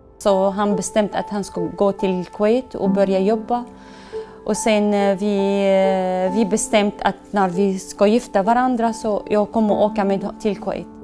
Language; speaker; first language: Swedish; non-native, learner; Arabic